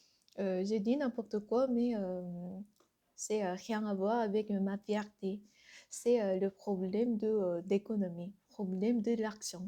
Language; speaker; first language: French; non-native, learner; Korean